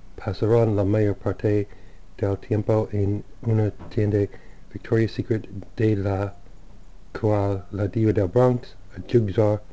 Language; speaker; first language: Spanish; non-native, learner; English